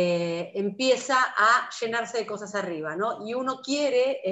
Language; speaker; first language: Spanish; native; Spanish